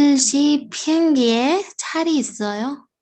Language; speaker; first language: Korean; non-native, learner; Arabic